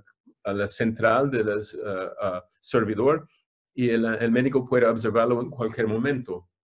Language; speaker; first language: Spanish; non-native, fluent; English